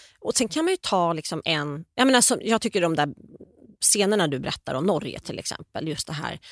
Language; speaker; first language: Swedish; native; Swedish